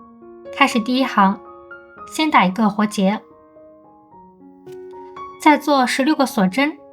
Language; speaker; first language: Chinese; native; Chinese